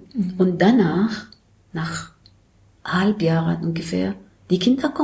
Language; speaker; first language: German; non-native, learner; Arabic